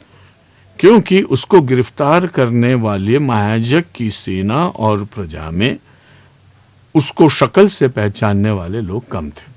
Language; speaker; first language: Hindi; native; Hindi